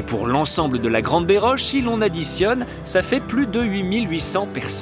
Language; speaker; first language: French; native; French